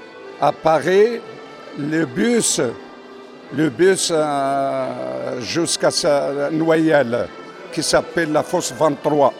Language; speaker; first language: French; non-native, fluent; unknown